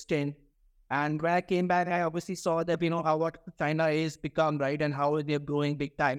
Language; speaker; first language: English; non-native, local second language; Hindi